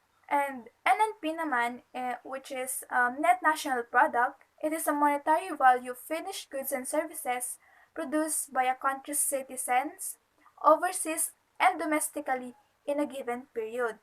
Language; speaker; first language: English; non-native, local second language; Filipino